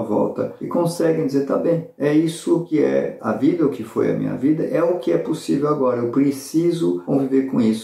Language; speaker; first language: Portuguese; native; Portuguese